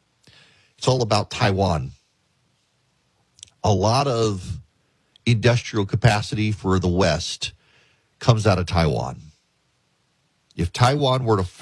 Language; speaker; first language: English; native; English